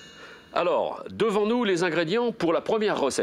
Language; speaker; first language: French; native; French